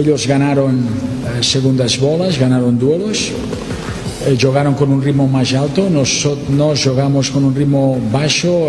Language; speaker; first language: Portuguese; non-native, learner; Spanish